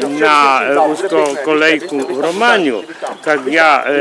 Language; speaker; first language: Polish; non-native, learner; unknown